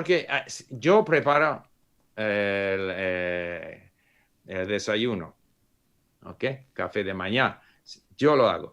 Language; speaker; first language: Spanish; non-native, fluent; English